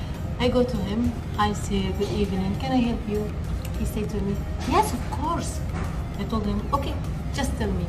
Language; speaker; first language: English; non-native, learner; Arabic